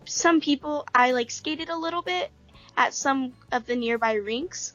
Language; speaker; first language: English; early bilingual, other home language; Japanese